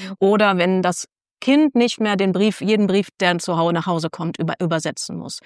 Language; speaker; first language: German; native; German